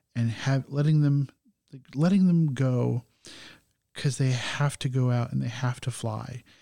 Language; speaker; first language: English; native; English